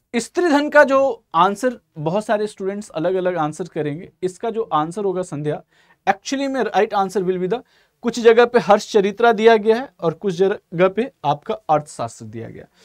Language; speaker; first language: Hindi; native; Hindi